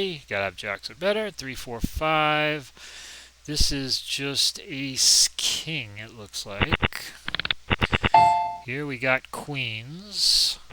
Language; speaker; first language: English; native; English